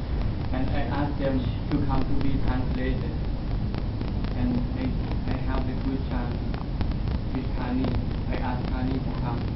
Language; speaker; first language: English; non-native, learner; Thai